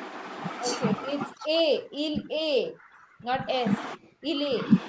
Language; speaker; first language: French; non-native, fluent; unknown